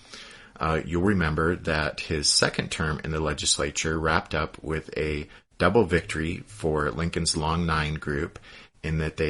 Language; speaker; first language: English; native; English